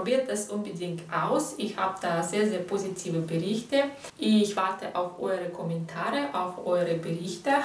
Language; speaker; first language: German; non-native, fluent; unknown